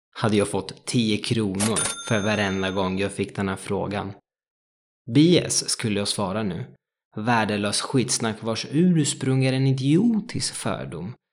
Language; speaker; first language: Swedish; non-native, fluent; Italian